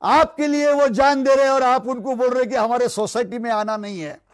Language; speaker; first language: Hindi; non-native, local second language; Marathi